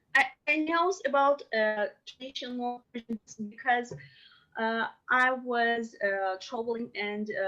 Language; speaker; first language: English; non-native, learner; Persian